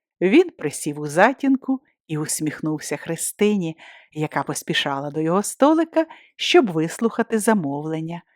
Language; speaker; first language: Ukrainian; native; Ukrainian